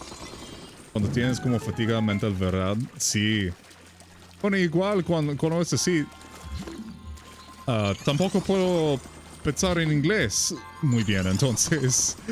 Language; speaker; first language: Spanish; non-native, fluent; English